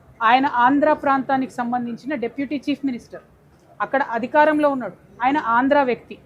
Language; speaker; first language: Telugu; native; Telugu